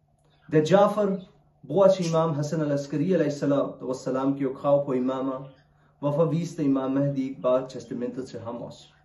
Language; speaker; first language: Danish; non-native, local second language; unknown